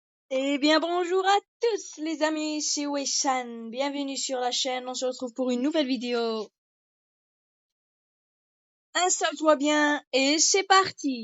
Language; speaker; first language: French; native; French